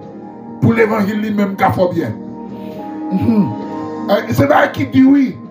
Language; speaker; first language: French; non-native, local second language; Haitian Creole